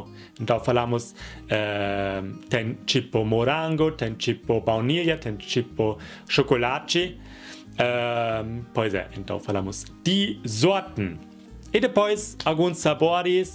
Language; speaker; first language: Portuguese; non-native, fluent; German